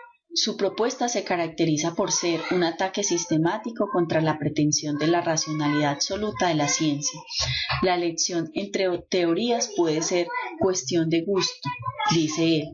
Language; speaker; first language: Spanish; native; Spanish